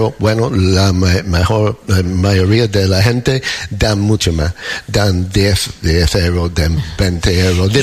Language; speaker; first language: Spanish; non-native, fluent; English